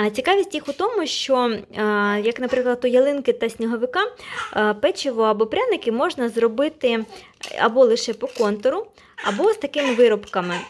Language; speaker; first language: Ukrainian; non-native, local second language; Russian